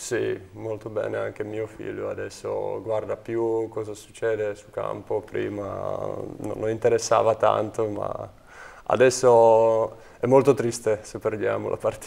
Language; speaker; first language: Italian; non-native, fluent; Czech